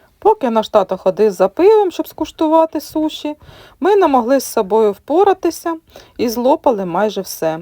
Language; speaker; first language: Ukrainian; native; Ukrainian